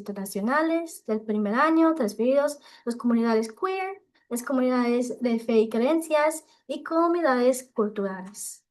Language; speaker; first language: Spanish; non-native, local second language; English